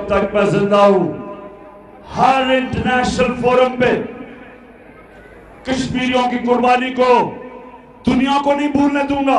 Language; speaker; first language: Urdu; native; Urdu